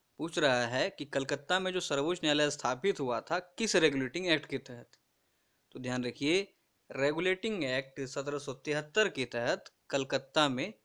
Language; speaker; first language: Hindi; native; Hindi